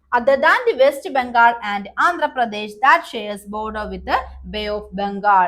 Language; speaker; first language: English; non-native, local second language; Malayalam